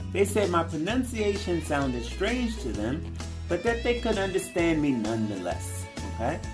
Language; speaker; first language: English; native; English